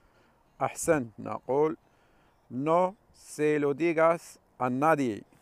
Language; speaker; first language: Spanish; non-native, fluent; Arabic